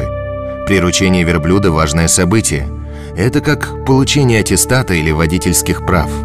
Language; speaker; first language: Russian; native; Russian